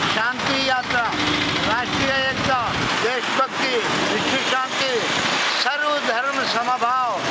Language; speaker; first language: Hindi; non-native, local second language; Kannada